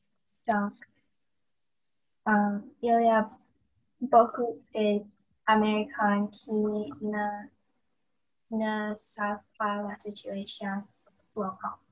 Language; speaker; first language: French; non-native, learner; English